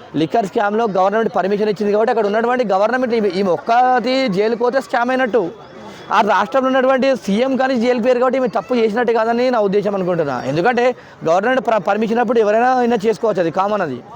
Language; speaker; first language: Telugu; native; Telugu